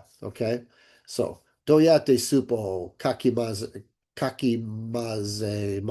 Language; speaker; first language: Japanese; non-native, learner; English